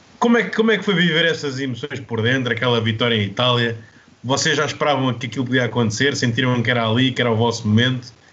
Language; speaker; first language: Portuguese; native; Portuguese